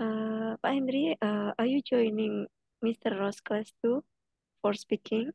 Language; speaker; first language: English; non-native, fluent; Indonesian